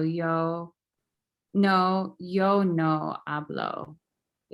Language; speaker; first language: Spanish; non-native, learner; English